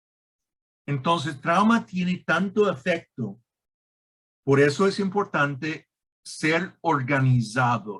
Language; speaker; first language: Spanish; non-native, fluent; English